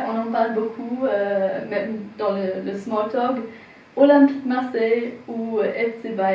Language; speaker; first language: French; non-native, fluent; German